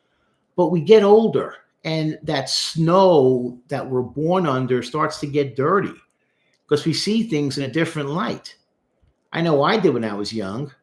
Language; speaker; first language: English; native; English